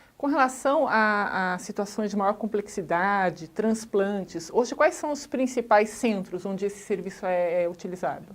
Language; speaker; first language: Portuguese; native; Portuguese